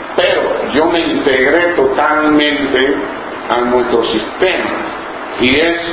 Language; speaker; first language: Spanish; non-native, local second language; English